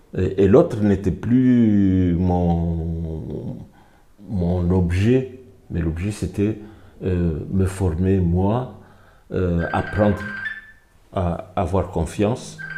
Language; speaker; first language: French; non-native, local second language; Ngazidja Comorian